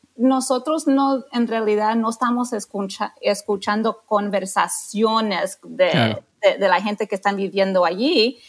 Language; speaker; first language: Spanish; non-native, fluent; English